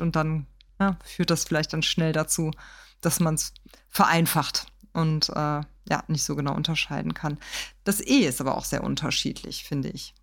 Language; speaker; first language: German; native; German